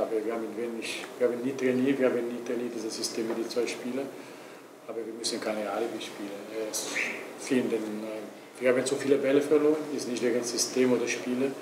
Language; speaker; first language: German; non-native, local second language; Italian